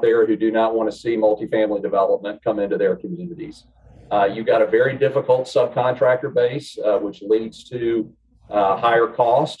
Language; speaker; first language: English; native; English